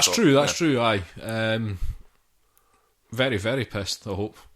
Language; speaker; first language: English; native; English